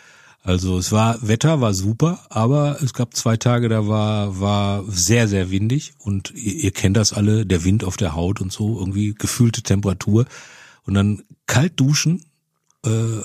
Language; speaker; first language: German; native; German